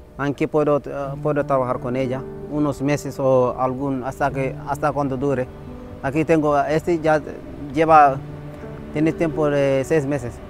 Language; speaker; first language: Spanish; non-native, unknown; Wolof